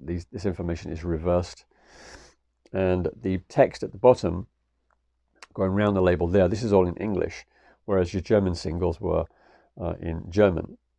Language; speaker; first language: English; native; English